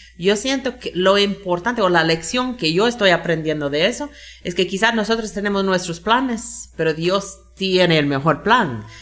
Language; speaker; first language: Spanish; non-native, fluent; English